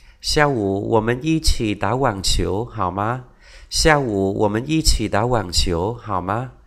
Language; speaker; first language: Chinese; non-native, fluent; Vietnamese